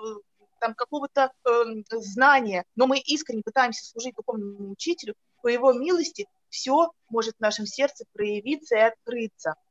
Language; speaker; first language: Russian; native; Russian